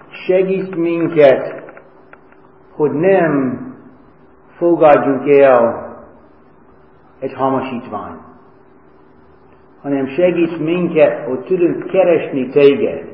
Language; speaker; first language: Hungarian; non-native, fluent; English